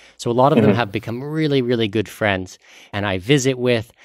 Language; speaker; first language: English; native; English